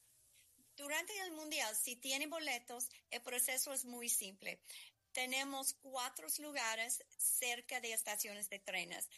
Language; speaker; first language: Spanish; non-native, learner; English